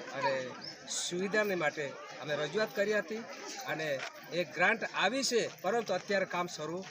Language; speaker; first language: Gujarati; non-native, local second language; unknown